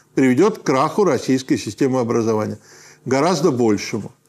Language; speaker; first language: Russian; native; Russian